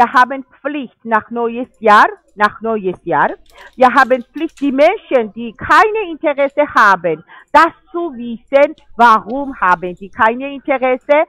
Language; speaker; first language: German; non-native, fluent; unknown